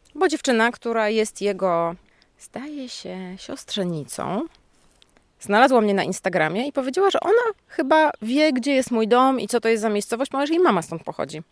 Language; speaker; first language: Polish; native; Polish